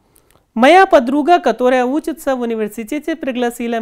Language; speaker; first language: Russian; non-native, fluent; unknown